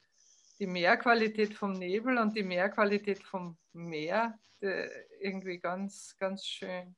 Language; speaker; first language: German; native; German